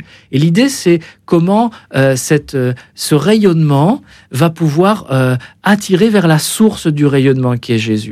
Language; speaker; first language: French; native; French